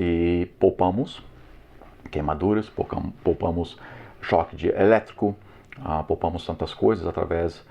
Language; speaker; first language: Portuguese; non-native, fluent; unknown